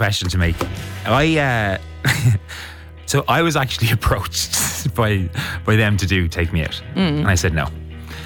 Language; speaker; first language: English; native; English